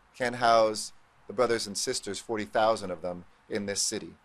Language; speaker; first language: English; native; English